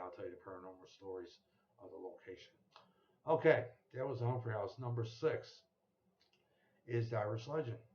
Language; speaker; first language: English; native; English